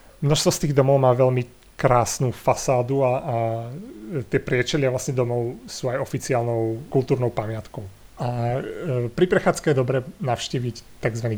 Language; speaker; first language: Slovak; native; Slovak